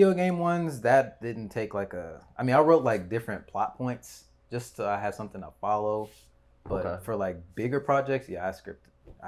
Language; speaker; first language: English; native; English